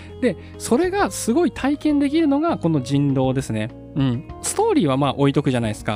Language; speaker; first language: Japanese; native; Japanese